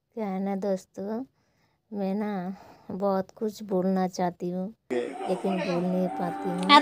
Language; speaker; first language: Hindi; non-native, local second language; Bangla